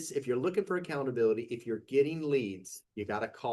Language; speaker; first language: English; native; English